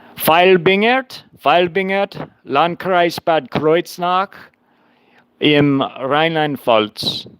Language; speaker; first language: German; non-native, learner; English